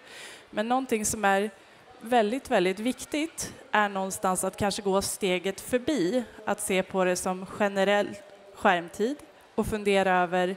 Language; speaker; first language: Swedish; native; Swedish